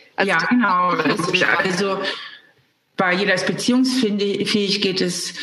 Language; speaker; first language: German; native; German